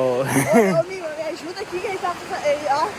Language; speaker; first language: Portuguese; native; Portuguese